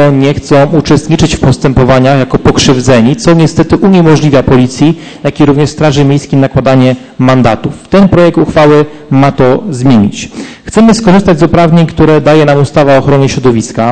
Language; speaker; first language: Polish; native; Polish